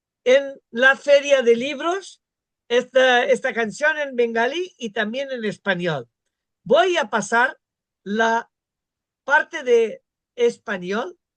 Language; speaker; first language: Spanish; non-native, fluent; Bangla